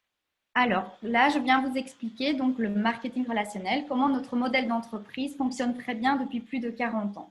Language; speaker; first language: French; native; French